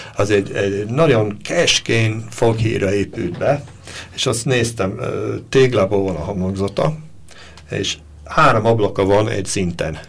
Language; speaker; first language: Hungarian; early bilingual, heritage; Hungarian